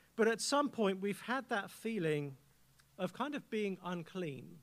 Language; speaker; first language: English; native; English